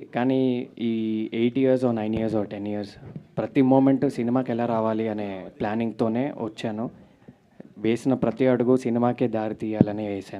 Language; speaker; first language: Telugu; native; Telugu